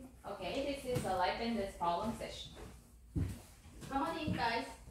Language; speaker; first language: English; non-native, fluent; Korean